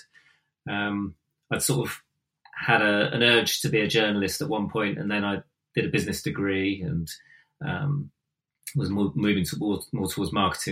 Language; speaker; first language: English; native; English